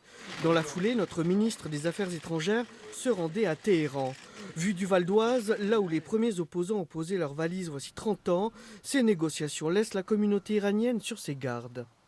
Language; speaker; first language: French; native; French